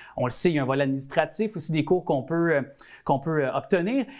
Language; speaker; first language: French; native; French